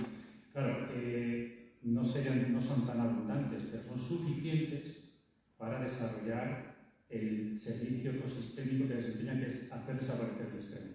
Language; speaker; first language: Spanish; native; Spanish